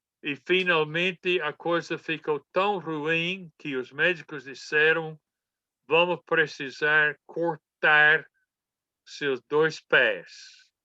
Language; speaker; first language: Portuguese; non-native, fluent; English